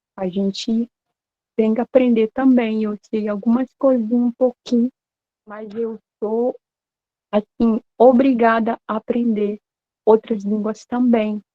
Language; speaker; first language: Portuguese; non-native, local second language; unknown